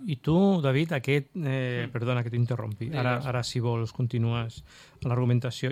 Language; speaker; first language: Catalan; native; Catalan